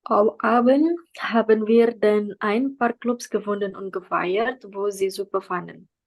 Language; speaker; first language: German; non-native, learner; Indonesian